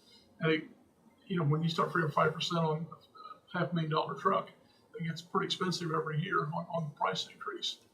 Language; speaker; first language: English; native; English